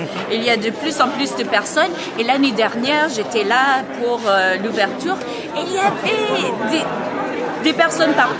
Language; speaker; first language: French; non-native, fluent; English